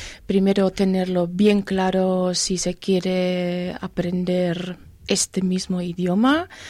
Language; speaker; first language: Spanish; non-native, fluent; German